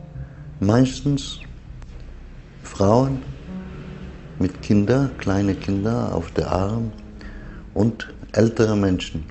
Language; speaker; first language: German; non-native, fluent; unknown